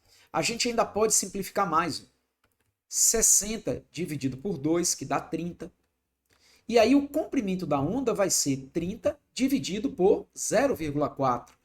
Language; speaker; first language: Portuguese; native; Portuguese